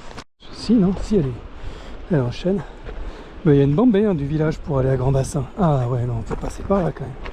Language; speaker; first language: French; native; French